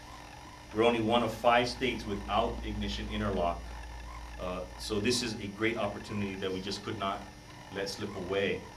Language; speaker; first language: English; native; English